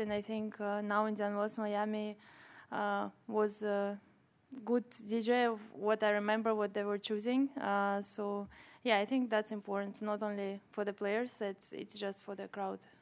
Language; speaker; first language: English; non-native, fluent; Russian